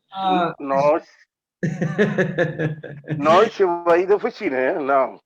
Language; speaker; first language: Portuguese; non-native, learner; Spanish